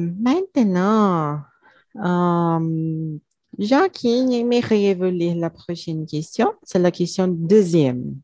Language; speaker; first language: French; non-native, learner; Portuguese